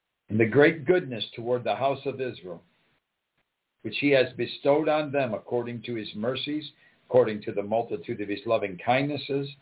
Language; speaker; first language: English; native; English